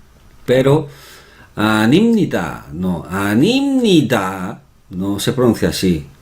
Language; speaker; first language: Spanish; non-native, fluent; Korean